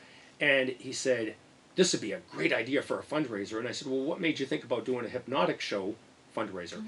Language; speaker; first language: English; native; English